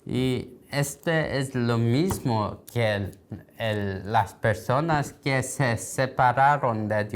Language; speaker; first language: Spanish; non-native, learner; Korean